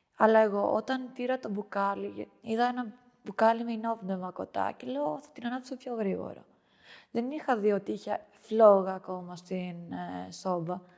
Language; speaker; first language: Greek; early bilingual, other home language; Albanian